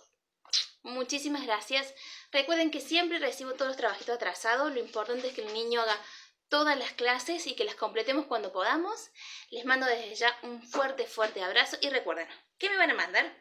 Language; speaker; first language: Spanish; native; Spanish